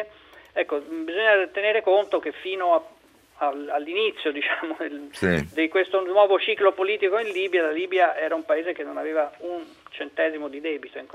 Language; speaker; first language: Italian; native; Italian